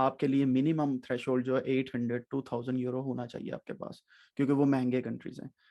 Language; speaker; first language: Urdu; native; Urdu